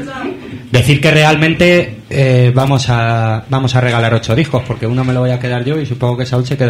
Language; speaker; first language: Spanish; native; Spanish